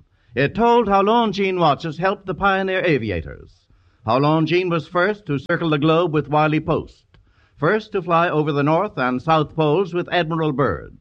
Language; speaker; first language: English; native; English